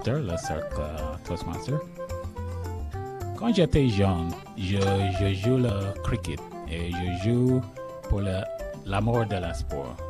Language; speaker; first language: French; non-native, learner; English